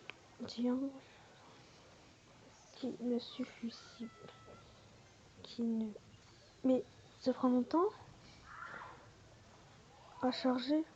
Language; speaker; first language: French; native; French